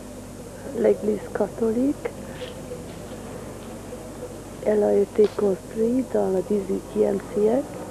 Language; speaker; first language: French; non-native, fluent; Hungarian